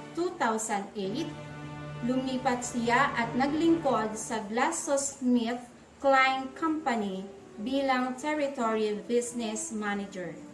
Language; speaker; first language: Filipino; native; Filipino